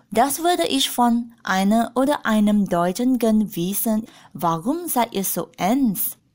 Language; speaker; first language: German; non-native, learner; Malay